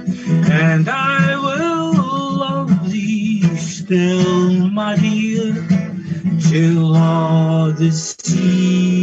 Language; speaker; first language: English; native; English